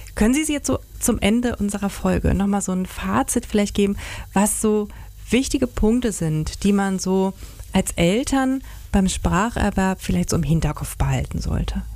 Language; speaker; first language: German; native; German